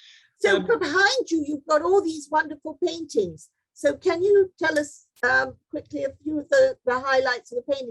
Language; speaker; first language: English; native; English